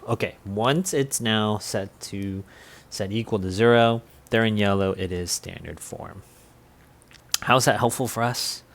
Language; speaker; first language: English; native; English